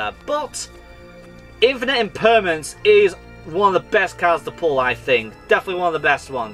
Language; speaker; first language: English; native; English